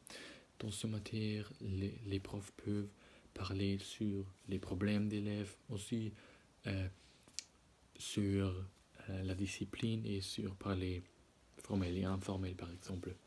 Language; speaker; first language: French; non-native, learner; German